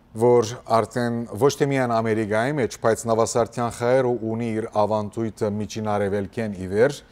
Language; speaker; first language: Armenian; early bilingual, heritage; Armenian